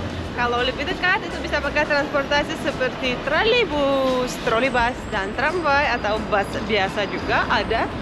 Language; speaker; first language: Indonesian; non-native, fluent; Russian